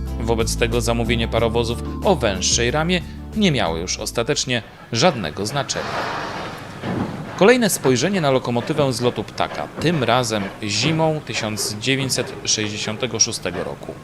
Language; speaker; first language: Polish; native; Polish